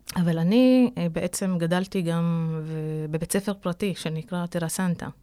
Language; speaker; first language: Hebrew; non-native, local second language; Arabic